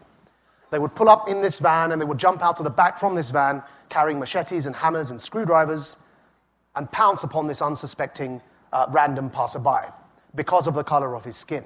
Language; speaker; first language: English; native; English